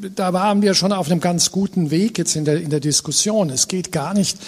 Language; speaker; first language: German; native; German